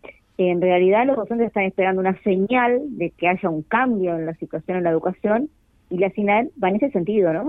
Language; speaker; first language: Spanish; native; Spanish